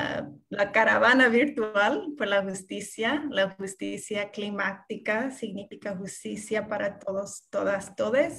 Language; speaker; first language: Spanish; non-native, fluent; English